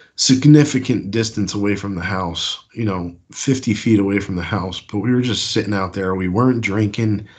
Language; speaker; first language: English; native; English